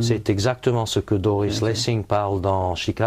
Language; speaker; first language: French; non-native, learner; English